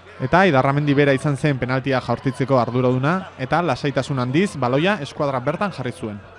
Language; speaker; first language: Basque; native; Basque